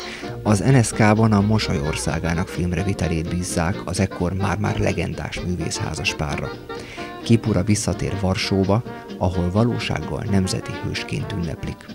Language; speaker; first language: Hungarian; native; Hungarian